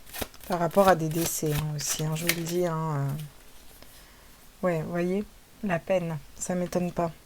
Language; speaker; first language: French; native; French